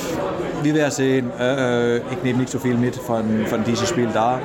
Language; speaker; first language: German; non-native, fluent; Danish